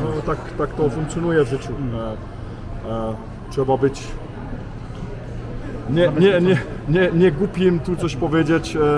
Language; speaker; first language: Polish; early bilingual, heritage; Polish